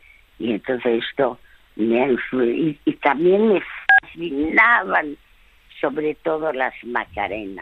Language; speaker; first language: Spanish; early bilingual, other home language; French